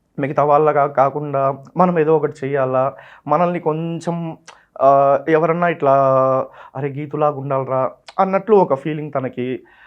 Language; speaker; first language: Telugu; non-native, local second language; Tamil